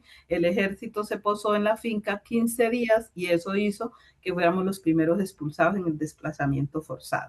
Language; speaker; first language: Spanish; native; Spanish